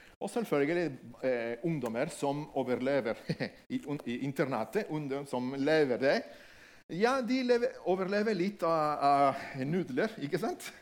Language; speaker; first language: Norwegian; non-native, fluent; Spanish